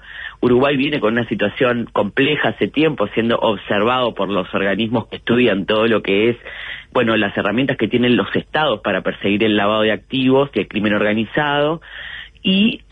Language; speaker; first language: Spanish; native; Spanish